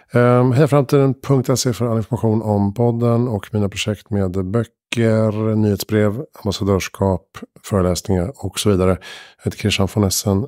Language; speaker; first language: Swedish; native; Swedish